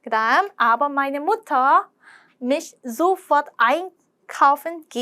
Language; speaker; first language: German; non-native, fluent; Korean